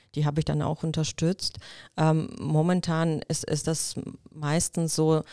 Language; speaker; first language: German; non-native, fluent; Russian